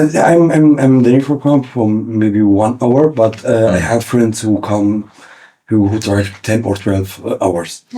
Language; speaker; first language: English; early bilingual, other home language; Kurdish